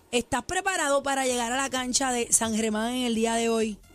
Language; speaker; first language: Spanish; native; Spanish